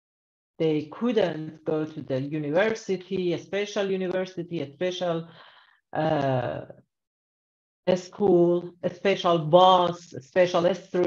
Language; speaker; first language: English; non-native, learner; Persian